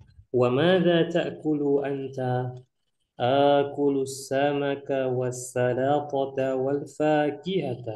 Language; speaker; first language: Arabic; non-native, fluent; Indonesian